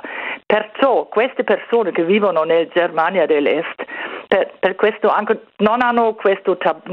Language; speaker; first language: Italian; non-native, fluent; German